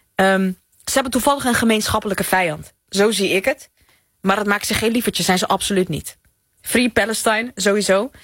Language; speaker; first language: Dutch; early bilingual, other home language; Persian